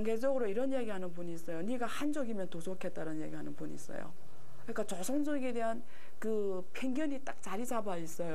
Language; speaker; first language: Korean; early bilingual, heritage; Korean